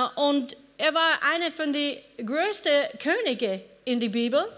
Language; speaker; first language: German; non-native, fluent; English